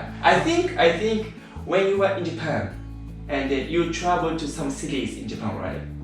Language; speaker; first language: English; non-native, learner; Japanese